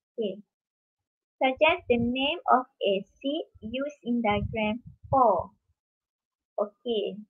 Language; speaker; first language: English; non-native, local second language; Malay